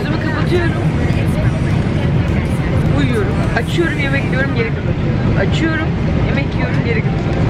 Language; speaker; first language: Turkish; native; Turkish